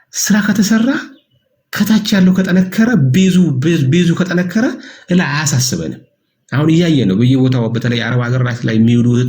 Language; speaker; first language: Amharic; native; Amharic